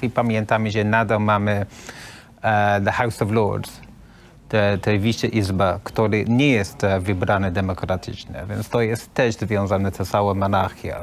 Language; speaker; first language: Polish; non-native, learner; English